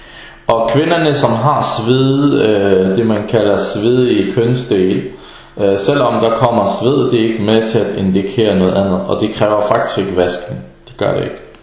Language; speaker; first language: Danish; early bilingual, other home language; Arabic